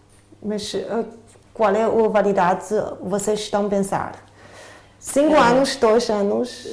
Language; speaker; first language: Portuguese; non-native, fluent; Chinese